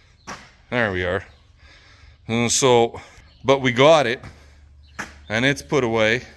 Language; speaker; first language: English; native; English